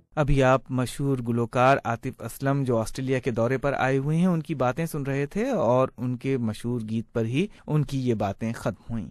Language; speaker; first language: Urdu; native; Urdu